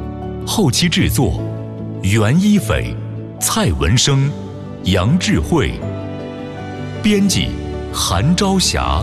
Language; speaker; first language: Chinese; native; Chinese